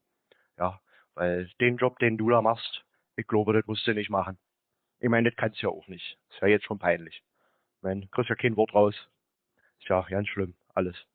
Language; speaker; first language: German; native; German